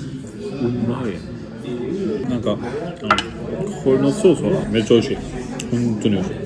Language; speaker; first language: Japanese; non-native, fluent; French